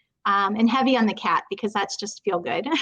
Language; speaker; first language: English; native; English